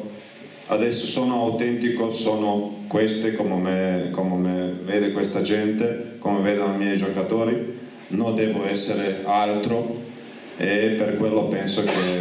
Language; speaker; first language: Italian; non-native, fluent; Croatian